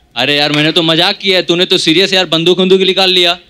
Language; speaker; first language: Hindi; native; Hindi